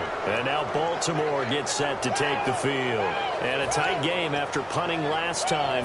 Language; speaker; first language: English; native; English